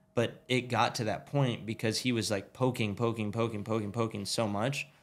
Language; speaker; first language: English; native; English